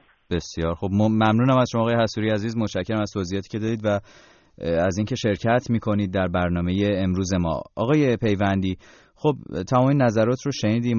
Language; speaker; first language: Persian; native; Persian